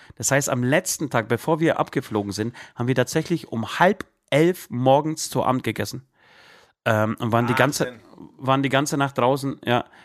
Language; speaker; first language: German; early bilingual, other home language; Polish